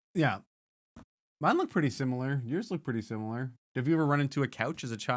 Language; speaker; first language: English; native; English